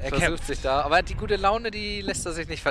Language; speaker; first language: German; native; German